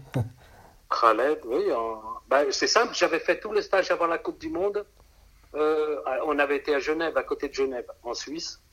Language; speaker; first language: French; native; French